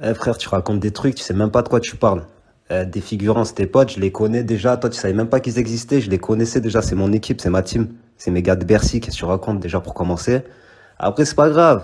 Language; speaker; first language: French; native; French